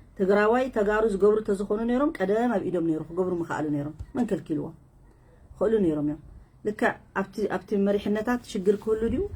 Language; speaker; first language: Tigrinya; native; Tigrinya